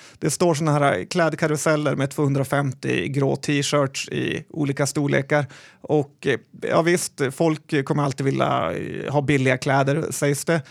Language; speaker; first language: Swedish; native; Swedish